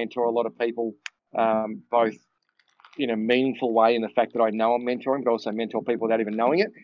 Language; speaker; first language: English; native; English